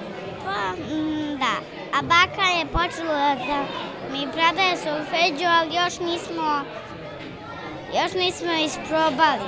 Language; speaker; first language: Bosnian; early bilingual, heritage; Bosnian